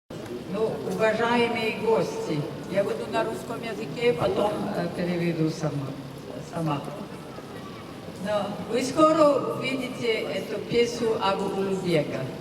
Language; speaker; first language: Russian; non-native, fluent; French